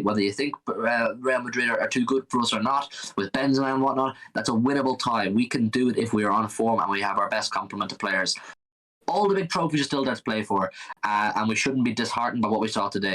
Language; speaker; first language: English; native; English